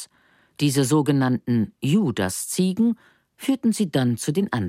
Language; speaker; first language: German; native; German